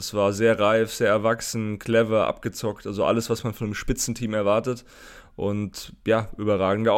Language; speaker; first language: German; native; German